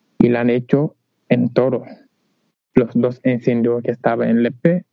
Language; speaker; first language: Spanish; non-native, learner; Wolof